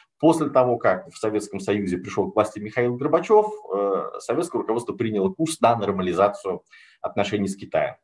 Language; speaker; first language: Russian; native; Russian